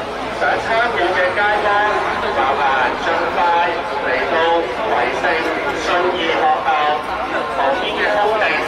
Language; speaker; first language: Chinese; native; Chinese